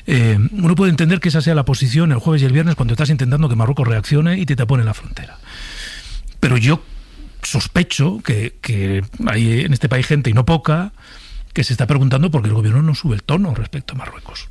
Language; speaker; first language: Spanish; native; Spanish